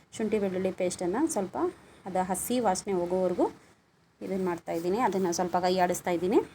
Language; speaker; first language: Kannada; non-native, local second language; Urdu